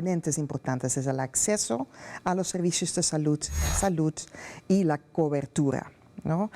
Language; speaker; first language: Spanish; non-native, fluent; Dutch